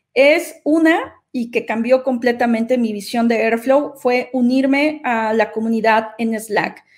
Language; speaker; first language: Spanish; native; Spanish